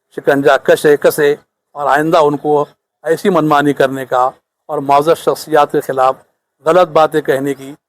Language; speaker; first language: Urdu; native; Urdu